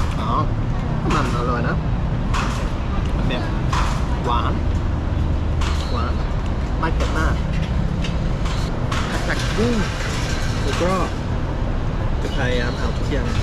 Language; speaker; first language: Thai; non-native, fluent; English